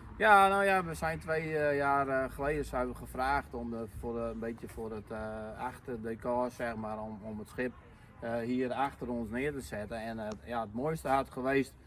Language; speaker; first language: Dutch; non-native, local second language; Western Frisian